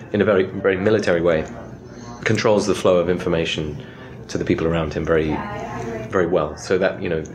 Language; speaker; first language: English; native; English